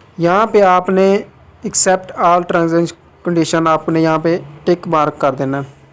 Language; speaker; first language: Urdu; non-native, local second language; Punjabi